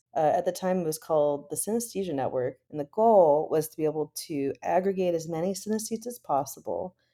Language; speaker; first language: English; native; English